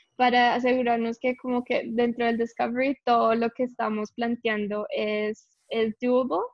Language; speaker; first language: Spanish; early bilingual, heritage; English